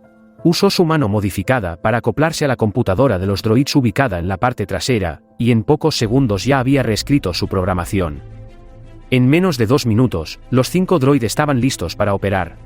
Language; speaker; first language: Spanish; native; Spanish